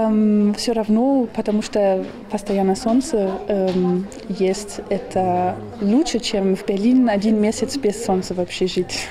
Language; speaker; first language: Russian; non-native, fluent; German